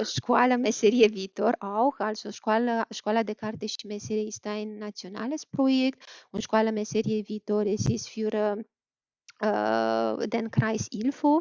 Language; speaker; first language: German; non-native, fluent; Romanian